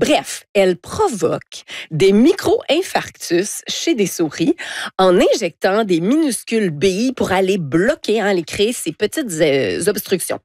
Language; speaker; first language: French; native; French